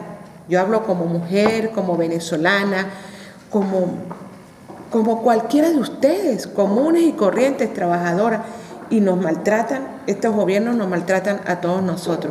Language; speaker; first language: Spanish; native; Spanish